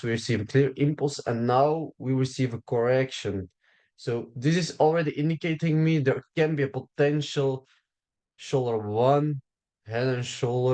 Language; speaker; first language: English; non-native, fluent; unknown